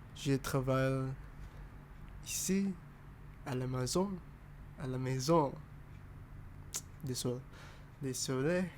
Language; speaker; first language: French; non-native, learner; English